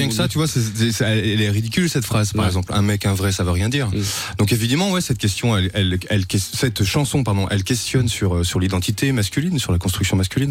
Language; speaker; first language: French; native; French